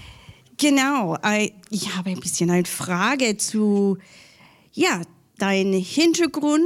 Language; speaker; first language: German; non-native, learner; English